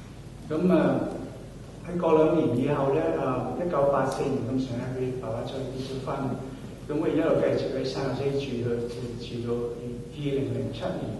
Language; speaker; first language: Cantonese; early bilingual, heritage; Cantonese